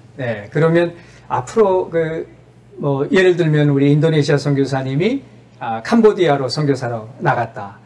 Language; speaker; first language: Korean; native; Korean